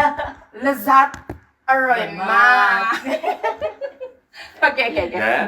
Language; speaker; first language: English; non-native, learner; Indonesian